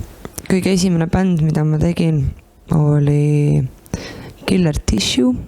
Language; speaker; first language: Estonian; native; Estonian